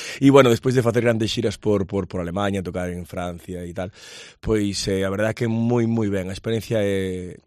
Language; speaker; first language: Galician; native; Galician